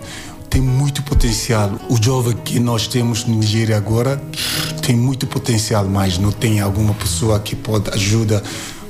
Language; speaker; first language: Portuguese; non-native, learner; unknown